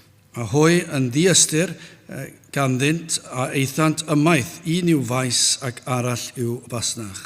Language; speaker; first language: Welsh; native; Welsh